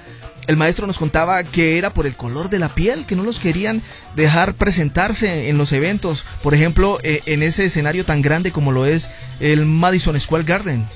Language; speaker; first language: Spanish; native; Spanish